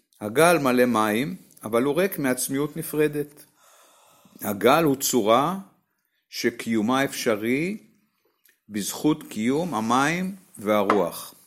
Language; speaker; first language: Hebrew; native; Hebrew